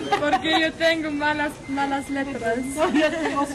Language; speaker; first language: Spanish; non-native, learner; German